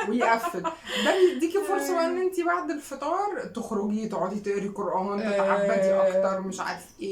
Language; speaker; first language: Arabic; native; Arabic